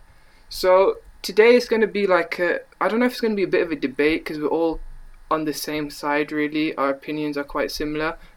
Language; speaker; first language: English; native; English